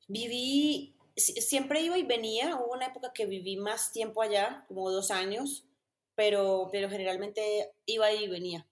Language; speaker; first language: Spanish; native; Spanish